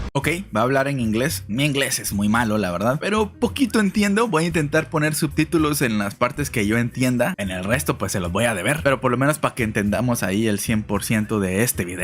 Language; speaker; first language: Spanish; native; Spanish